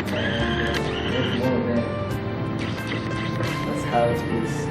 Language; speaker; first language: English; non-native, local second language; Swahili